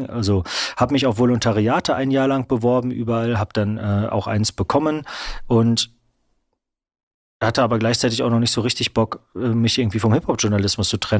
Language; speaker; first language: German; native; German